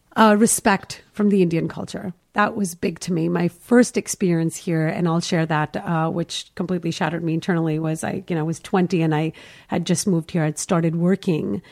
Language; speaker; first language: English; early bilingual, heritage; Hindi